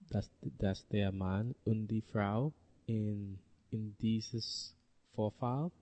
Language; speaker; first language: German; non-native, learner; English